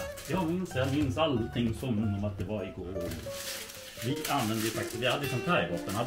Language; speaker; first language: Swedish; native; Swedish